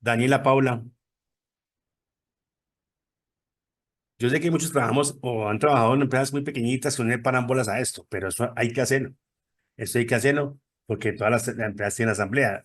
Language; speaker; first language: Spanish; native; Spanish